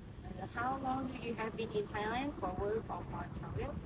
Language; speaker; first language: English; non-native, learner; Thai